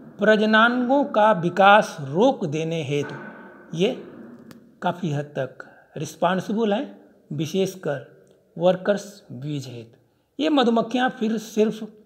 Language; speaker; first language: Hindi; native; Hindi